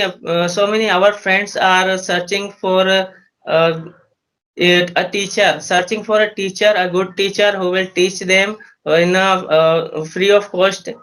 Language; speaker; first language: English; non-native, learner; Hindi